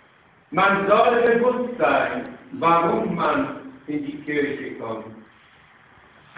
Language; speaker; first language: German; non-native, fluent; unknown